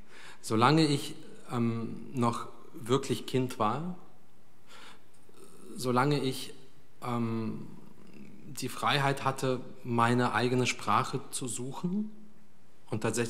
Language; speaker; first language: German; early bilingual, other home language; Russian